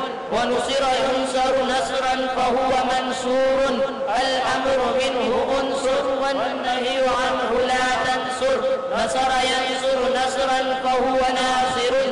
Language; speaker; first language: Arabic; non-native, learner; Urdu